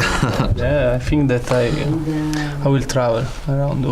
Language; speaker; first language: English; non-native, learner; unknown